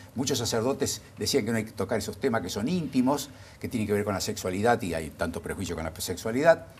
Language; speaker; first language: Spanish; native; Spanish